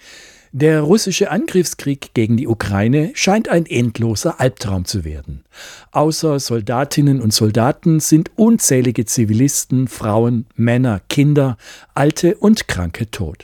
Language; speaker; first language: German; native; German